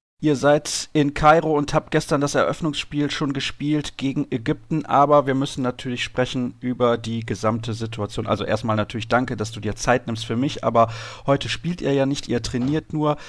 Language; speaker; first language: German; native; German